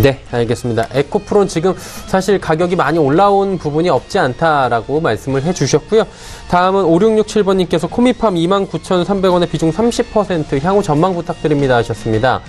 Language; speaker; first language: Korean; native; Korean